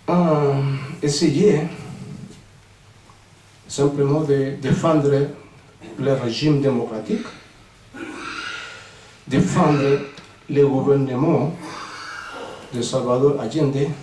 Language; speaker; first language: French; non-native, fluent; Spanish